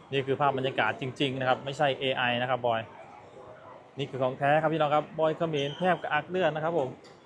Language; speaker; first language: Thai; native; Thai